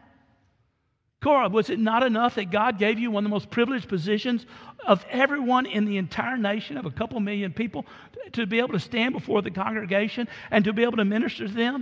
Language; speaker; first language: English; native; English